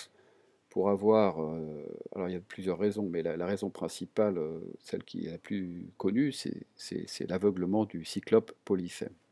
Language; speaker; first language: French; native; French